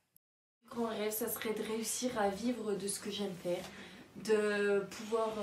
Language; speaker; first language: French; native; French